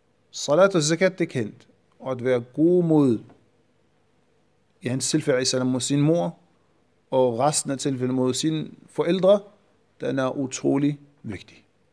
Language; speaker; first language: Danish; non-native, fluent; Arabic